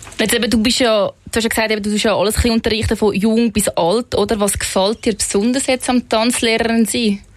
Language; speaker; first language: German; native; German